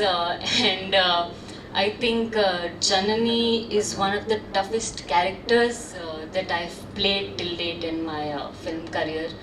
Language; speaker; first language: Kannada; non-native, learner; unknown